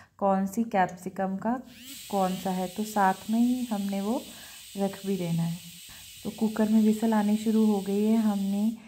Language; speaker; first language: Hindi; native; Hindi